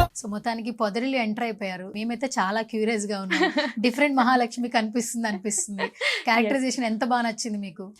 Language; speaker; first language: Telugu; native; Telugu